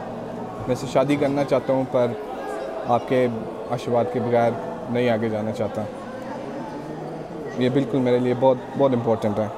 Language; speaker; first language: Hindi; early bilingual, heritage; Hindi